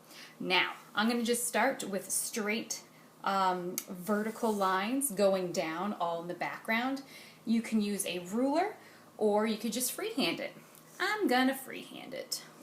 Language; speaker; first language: English; native; English